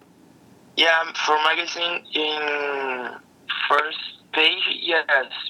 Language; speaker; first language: English; non-native, learner; Portuguese